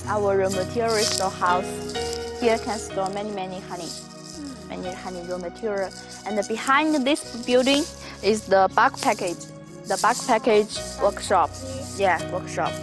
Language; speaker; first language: English; non-native, learner; Chinese